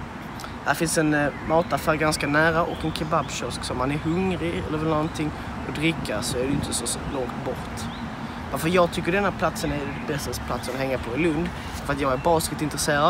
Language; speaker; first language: Swedish; native; Swedish